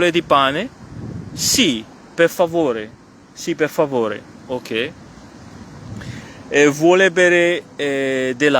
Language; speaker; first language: Italian; non-native, fluent; French